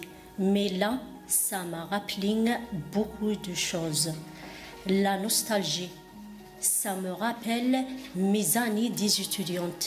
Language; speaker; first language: French; non-native, fluent; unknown